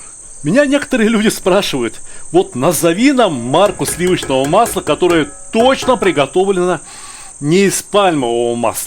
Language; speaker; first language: Russian; native; Russian